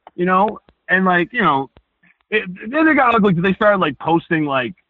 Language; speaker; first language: English; native; English